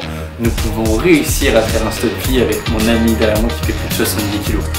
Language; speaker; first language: French; native; French